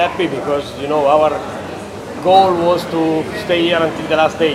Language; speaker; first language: English; non-native, fluent; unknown